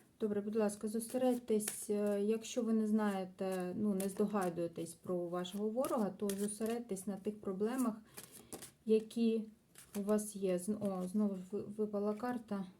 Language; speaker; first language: Ukrainian; non-native, local second language; Russian